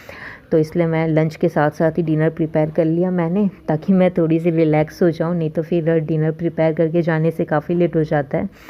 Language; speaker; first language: Hindi; native; Hindi